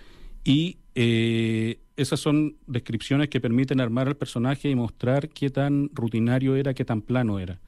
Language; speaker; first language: Spanish; native; Spanish